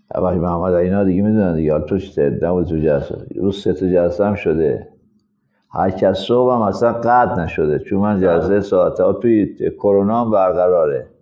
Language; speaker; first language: Persian; native; Persian